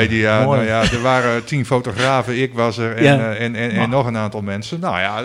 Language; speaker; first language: Dutch; native; Dutch